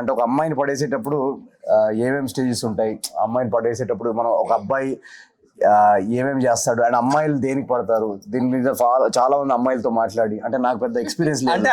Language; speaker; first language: Telugu; native; Telugu